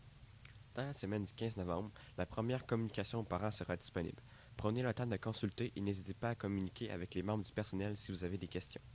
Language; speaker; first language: French; native; French